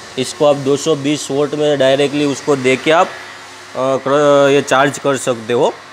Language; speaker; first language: Hindi; non-native, local second language; Gujarati